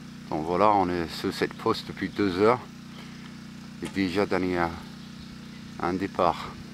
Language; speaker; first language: French; non-native, fluent; English